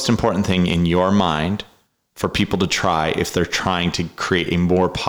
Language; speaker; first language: English; native; English